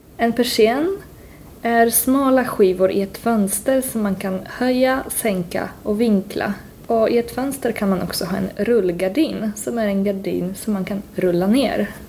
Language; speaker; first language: Swedish; native; Swedish